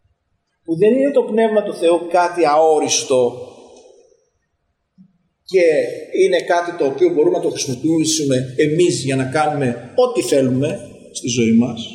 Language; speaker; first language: Greek; native; Greek